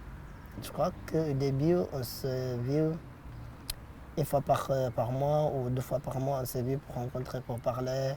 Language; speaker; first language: French; non-native, fluent; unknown